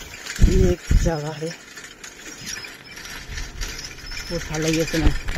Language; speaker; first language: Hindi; non-native, local second language; Assamese